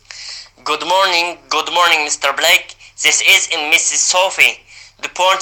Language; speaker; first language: English; non-native, learner; Uyghur